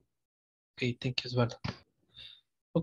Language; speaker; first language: English; non-native, fluent; Spanish